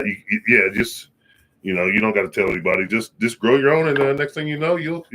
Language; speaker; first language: English; native; English